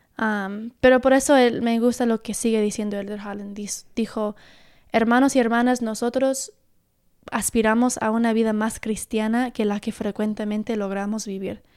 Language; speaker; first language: Spanish; early bilingual, heritage; Spanish